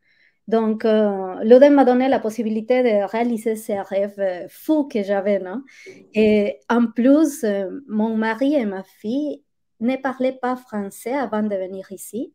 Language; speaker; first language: French; non-native, fluent; Spanish